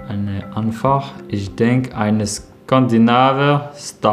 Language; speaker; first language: German; non-native, learner; French